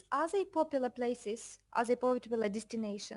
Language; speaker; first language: English; non-native, fluent; Russian